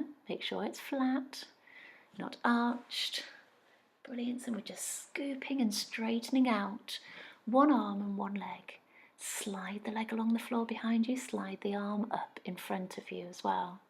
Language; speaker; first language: English; native; English